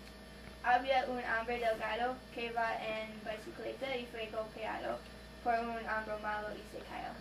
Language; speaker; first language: Spanish; non-native, learner; English